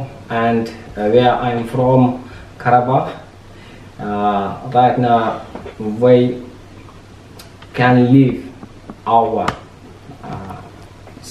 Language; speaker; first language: English; non-native, learner; Azerbaijani